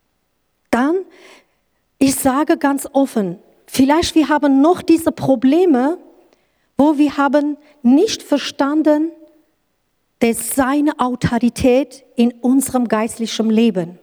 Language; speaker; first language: German; non-native, learner; Kurdish